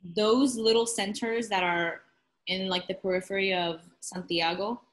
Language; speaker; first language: English; native; English